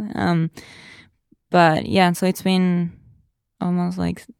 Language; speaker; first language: English; non-native, fluent; Spanish